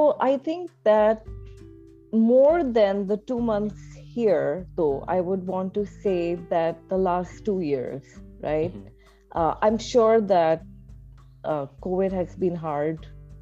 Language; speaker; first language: English; non-native, local second language; Hindi